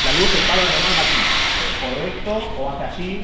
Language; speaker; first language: Spanish; non-native, learner; Hungarian